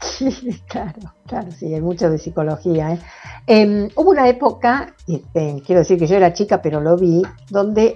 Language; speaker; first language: Spanish; native; Spanish